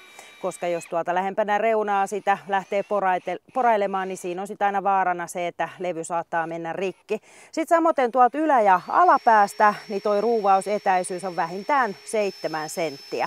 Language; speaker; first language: Finnish; native; Finnish